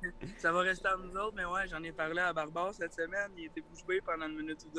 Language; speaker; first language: French; native; French